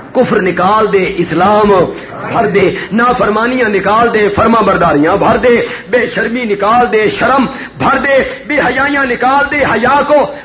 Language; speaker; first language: Urdu; non-native, local second language; Punjabi